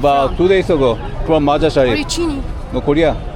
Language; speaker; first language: English; non-native, learner; Korean